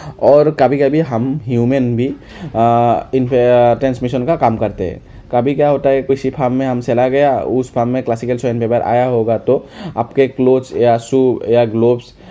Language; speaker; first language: Hindi; non-native, local second language; Assamese